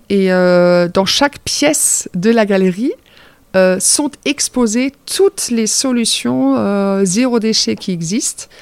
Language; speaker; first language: French; non-native, fluent; German